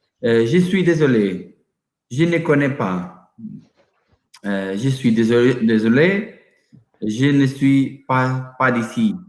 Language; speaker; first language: French; non-native, learner; Portuguese